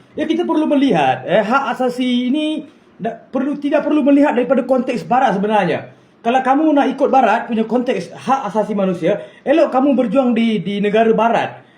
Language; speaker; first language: Malay; non-native, local second language; Tamil